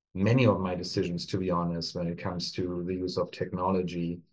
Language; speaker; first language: English; non-native, fluent; German